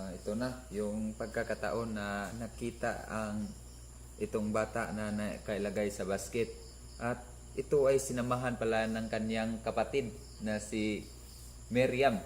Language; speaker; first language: Filipino; non-native, local second language; Cebuano